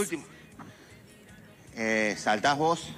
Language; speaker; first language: Spanish; native; Spanish